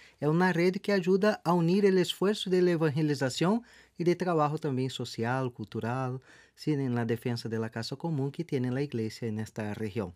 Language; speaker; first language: Portuguese; native; Portuguese